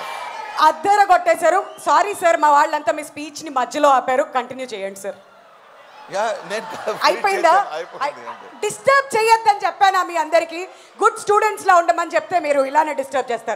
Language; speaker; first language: Telugu; native; Telugu